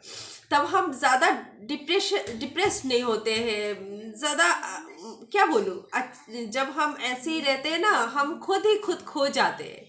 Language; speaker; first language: Hindi; non-native, local second language; Bangla